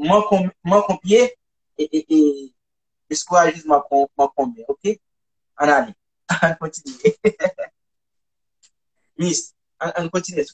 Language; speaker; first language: French; non-native, local second language; Haitian Creole